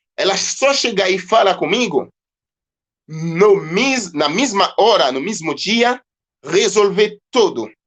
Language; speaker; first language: Portuguese; non-native, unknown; Haitian Creole